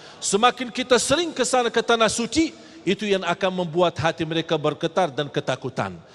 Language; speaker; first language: Malay; non-native, fluent; Arabic